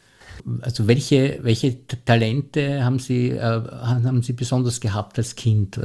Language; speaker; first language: German; native; German